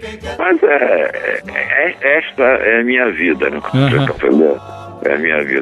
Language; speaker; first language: Portuguese; native; Portuguese